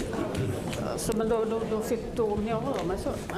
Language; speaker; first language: Swedish; native; Swedish